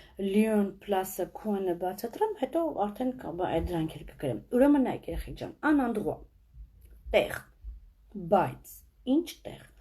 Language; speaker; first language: Armenian; native; Armenian